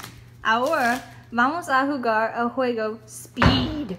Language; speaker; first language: Spanish; non-native, learner; English